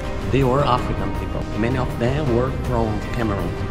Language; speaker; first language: English; non-native, fluent; Portuguese